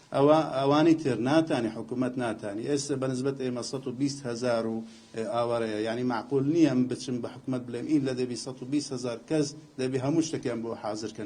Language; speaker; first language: Central Kurdish; non-native, local second language; Assyrian Neo-Aramaic